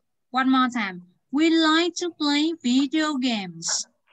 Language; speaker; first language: English; non-native, fluent; Vietnamese